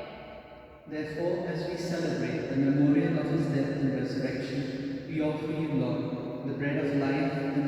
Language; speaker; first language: English; non-native, local second language; Konkani